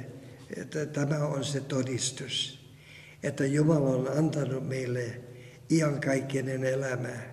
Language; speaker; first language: Finnish; non-native, fluent; Russian